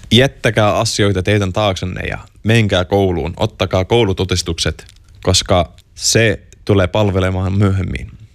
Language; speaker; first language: Finnish; non-native, fluent; Arabic